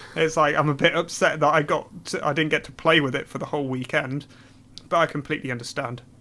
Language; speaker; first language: English; native; English